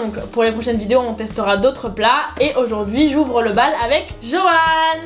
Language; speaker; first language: French; early bilingual, heritage; French